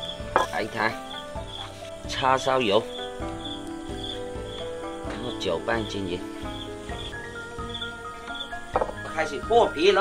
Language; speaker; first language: Chinese; native; Chinese